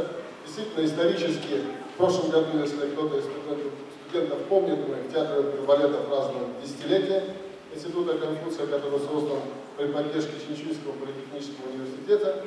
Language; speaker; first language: Russian; native; Russian